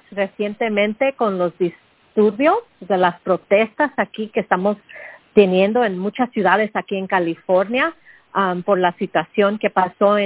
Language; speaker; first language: Spanish; early bilingual, heritage; Spanish